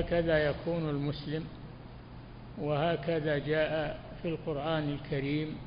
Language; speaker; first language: Arabic; native; Arabic